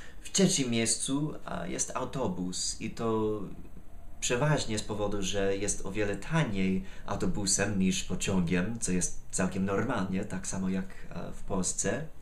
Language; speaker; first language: Polish; non-native, fluent; English